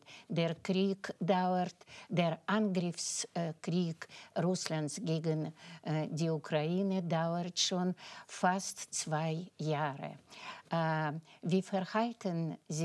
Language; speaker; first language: German; non-native, fluent; Russian